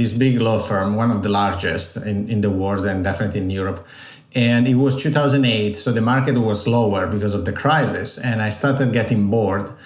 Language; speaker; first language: English; non-native, fluent; Italian